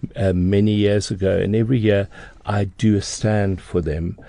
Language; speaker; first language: English; native; English